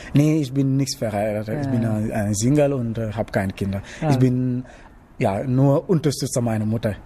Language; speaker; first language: German; non-native, learner; Wolof